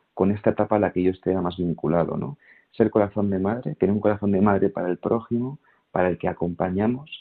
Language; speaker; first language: Spanish; native; Spanish